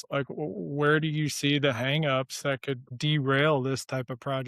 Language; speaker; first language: English; native; English